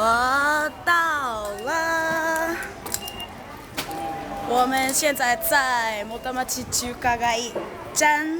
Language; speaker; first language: Chinese; non-native, learner; English